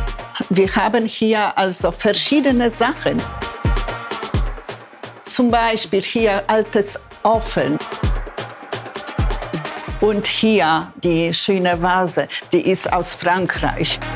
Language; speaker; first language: German; non-native, fluent; Polish